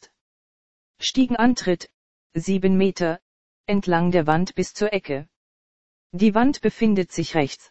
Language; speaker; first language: German; native; German